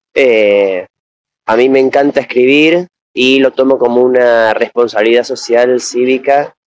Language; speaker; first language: Spanish; native; Spanish